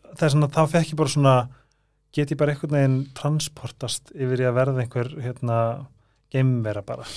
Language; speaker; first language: Icelandic; native; Icelandic